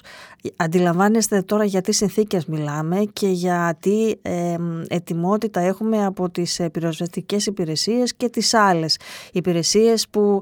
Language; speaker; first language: Greek; native; Greek